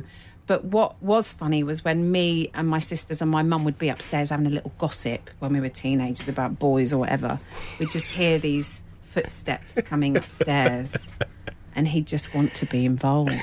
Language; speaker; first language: English; native; English